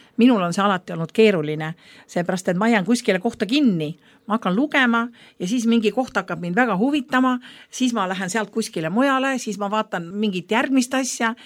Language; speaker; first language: Estonian; native; Estonian